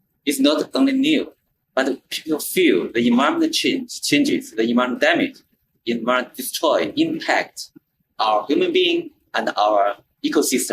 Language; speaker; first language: English; non-native, learner; Chinese